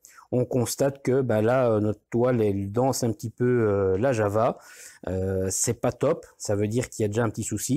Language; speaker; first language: French; native; French